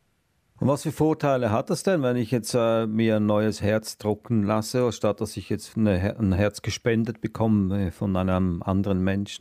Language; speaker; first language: German; native; German